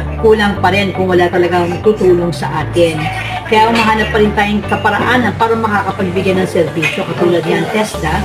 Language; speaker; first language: Filipino; native; Filipino